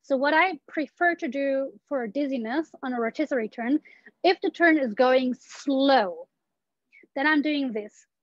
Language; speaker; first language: English; non-native, fluent; German